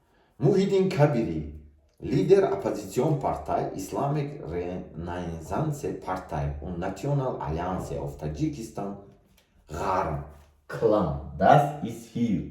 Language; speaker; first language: German; non-native, learner; Tajik